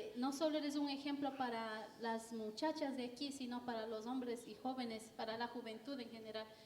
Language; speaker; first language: Spanish; native; Spanish